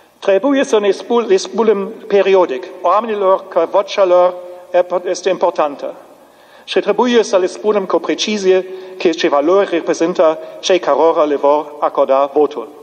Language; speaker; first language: Romanian; non-native, fluent; German